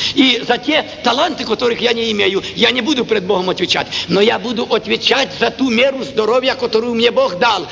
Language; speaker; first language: Russian; non-native, local second language; Ukrainian